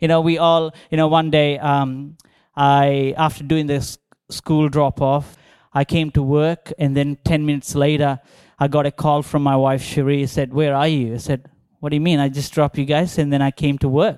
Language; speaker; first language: English; non-native, local second language; Telugu